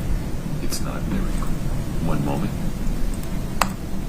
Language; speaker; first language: English; native; English